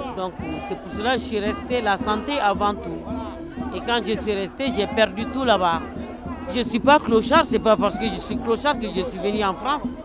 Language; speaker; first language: French; non-native, local second language; Bambara